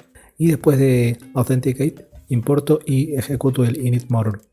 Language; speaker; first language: Spanish; native; Spanish